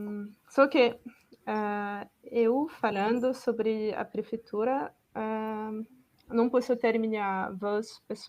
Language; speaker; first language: Portuguese; non-native, fluent; French